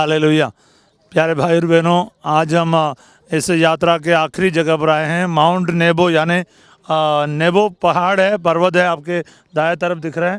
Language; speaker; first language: Hindi; native; Hindi